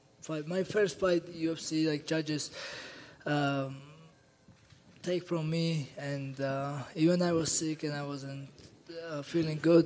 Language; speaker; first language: English; non-native, learner; Georgian